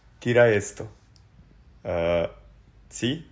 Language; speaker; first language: Spanish; non-native, learner; Serbian